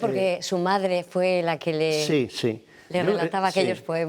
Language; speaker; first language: Spanish; native; Spanish